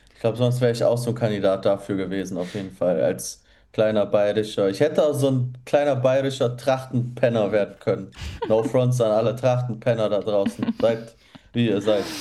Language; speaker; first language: German; native; German